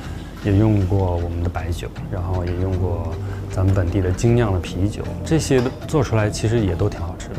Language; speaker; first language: Chinese; native; Chinese